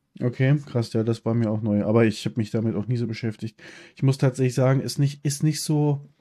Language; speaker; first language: German; early bilingual, other home language; Polish